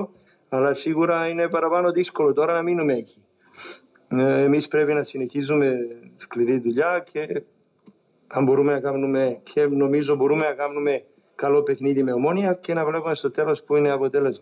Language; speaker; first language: Greek; non-native, learner; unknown